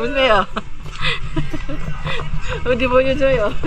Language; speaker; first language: Korean; non-native, learner; Filipino